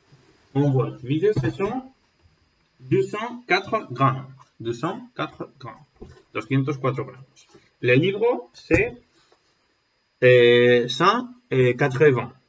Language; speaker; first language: French; non-native, learner; Spanish